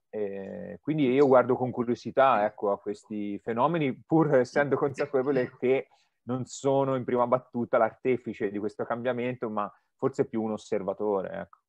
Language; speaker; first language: Italian; native; Italian